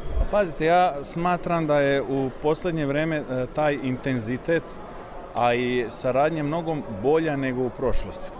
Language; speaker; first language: Serbian; early bilingual, heritage; Serbian